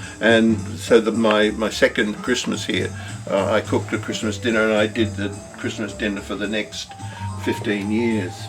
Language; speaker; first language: English; native; English